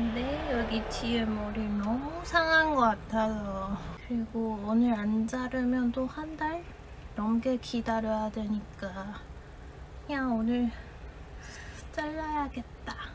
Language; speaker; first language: Korean; non-native, fluent; Chinese